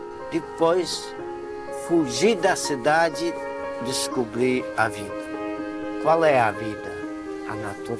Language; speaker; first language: Portuguese; non-native, fluent; Polish